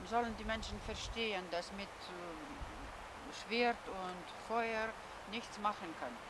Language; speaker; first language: German; non-native, fluent; Lithuanian